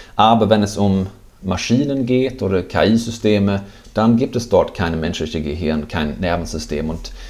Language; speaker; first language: German; non-native, fluent; Swedish